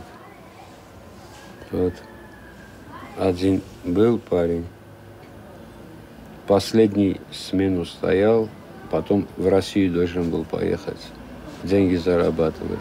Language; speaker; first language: Russian; non-native, local second language; Armenian